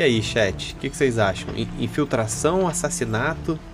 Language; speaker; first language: Portuguese; native; Portuguese